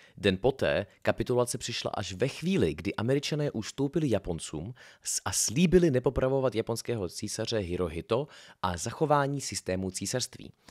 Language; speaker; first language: Czech; native; Czech